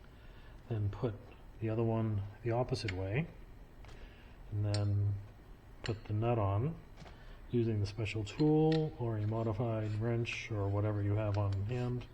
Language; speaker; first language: English; native; English